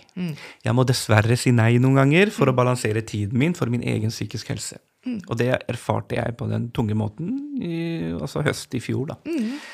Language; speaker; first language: Norwegian; early bilingual, other home language; Urdu